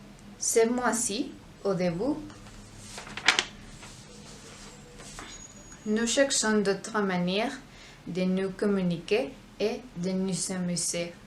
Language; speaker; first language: French; non-native, learner; Spanish